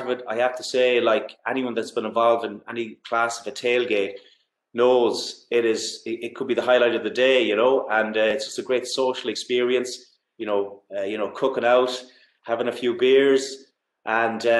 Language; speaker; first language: English; native; English